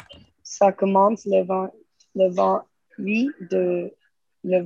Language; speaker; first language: French; non-native, learner; Spanish